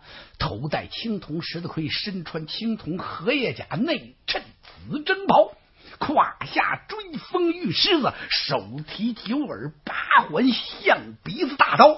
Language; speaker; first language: Chinese; native; Chinese